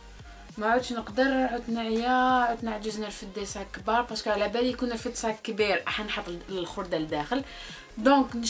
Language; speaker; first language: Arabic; early bilingual, heritage; Arabic